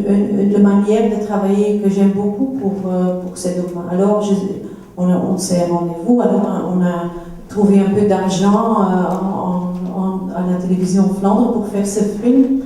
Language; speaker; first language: French; non-native, local second language; Dutch